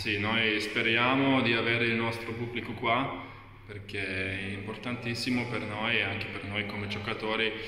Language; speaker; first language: Italian; non-native, fluent; German